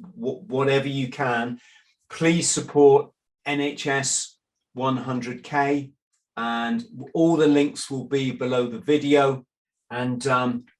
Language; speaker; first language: English; native; English